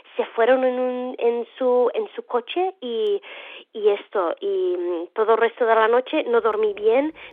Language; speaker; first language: Spanish; non-native, fluent; English